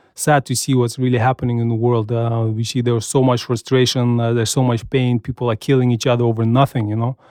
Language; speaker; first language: English; non-native, fluent; Russian